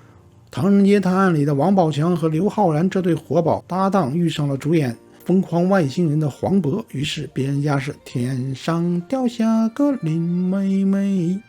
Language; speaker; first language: Chinese; native; Chinese